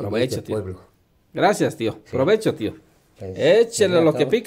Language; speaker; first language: Spanish; native; Spanish